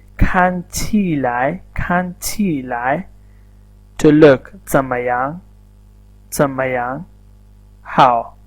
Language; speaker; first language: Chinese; non-native, fluent; Urdu